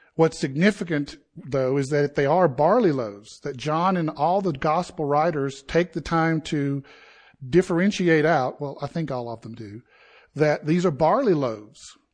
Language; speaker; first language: English; native; English